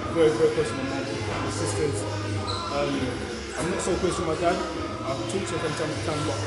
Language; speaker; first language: English; native; English